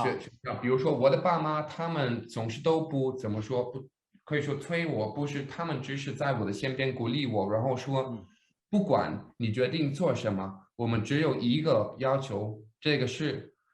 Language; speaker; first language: Chinese; non-native, fluent; Danish